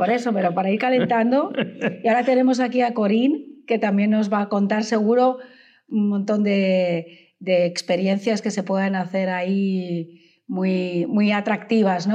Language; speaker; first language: Spanish; native; Spanish